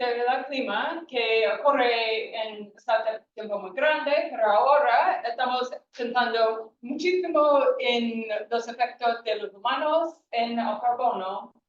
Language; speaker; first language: Spanish; non-native, fluent; English